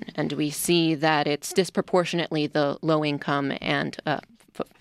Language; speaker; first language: English; native; English